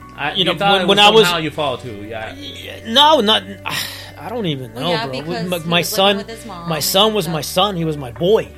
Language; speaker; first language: English; early bilingual, other home language; Spanish